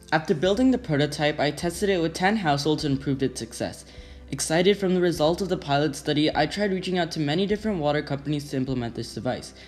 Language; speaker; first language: English; native; English